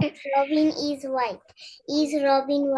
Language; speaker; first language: English; non-native, learner; Bangla